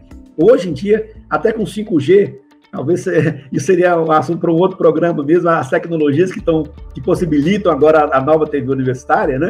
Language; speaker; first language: Portuguese; native; Portuguese